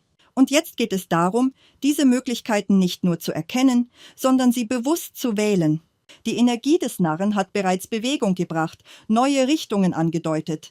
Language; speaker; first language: German; native; German